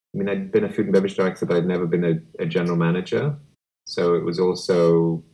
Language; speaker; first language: English; native; English